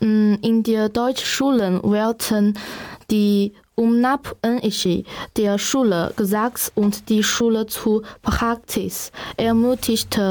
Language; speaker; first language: German; non-native, learner; Chinese